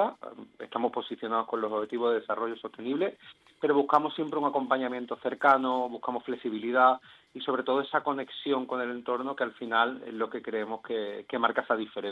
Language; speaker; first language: Spanish; native; Spanish